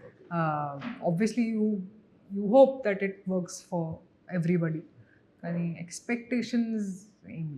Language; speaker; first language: Telugu; non-native, fluent; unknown